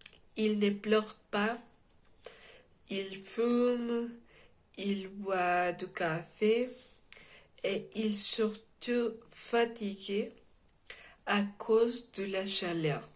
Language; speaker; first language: French; non-native, learner; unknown